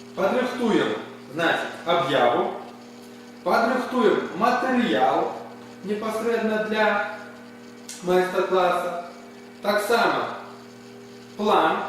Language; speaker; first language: Russian; non-native, local second language; Ukrainian